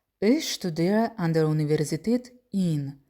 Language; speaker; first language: German; non-native, fluent; Ukrainian